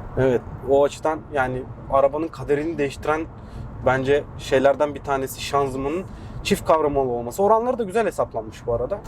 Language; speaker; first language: Turkish; native; Turkish